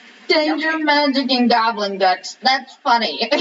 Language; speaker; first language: English; native; English